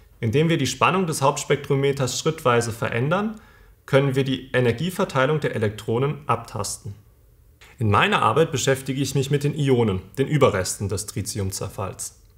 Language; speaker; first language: German; native; German